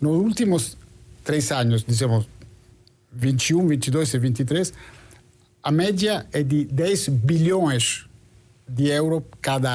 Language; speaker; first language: Portuguese; non-native, fluent; Italian